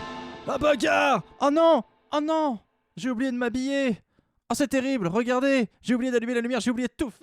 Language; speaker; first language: French; native; French